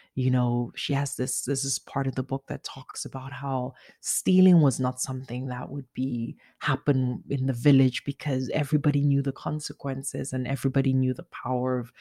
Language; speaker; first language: English; non-native, local second language; Igbo